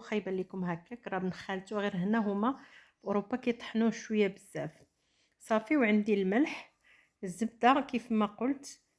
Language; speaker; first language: Arabic; native; Arabic